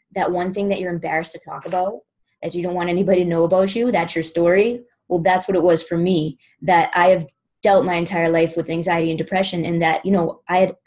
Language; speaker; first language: English; native; English